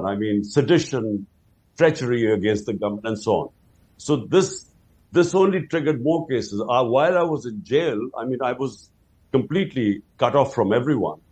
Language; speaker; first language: English; non-native, local second language; Urdu